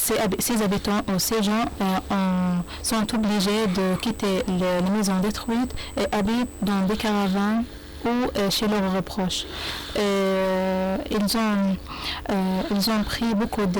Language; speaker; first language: French; non-native, learner; Arabic